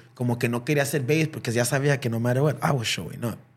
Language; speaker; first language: Spanish; early bilingual, heritage; Spanish